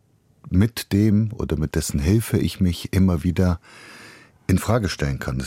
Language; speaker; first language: German; early bilingual, other home language; Bulgarian